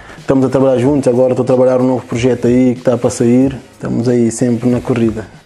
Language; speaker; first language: Portuguese; early bilingual, other home language; Kabuverdianu